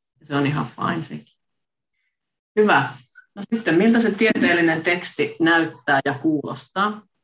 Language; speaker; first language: Finnish; native; Finnish